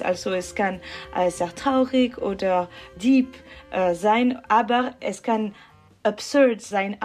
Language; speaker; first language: German; non-native, learner; French